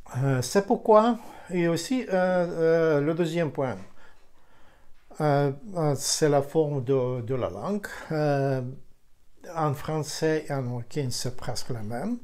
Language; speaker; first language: French; non-native, fluent; Ukrainian